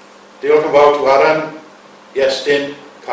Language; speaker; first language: Welsh; non-native, learner; English